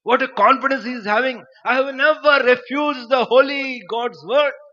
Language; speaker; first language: English; non-native, local second language; Telugu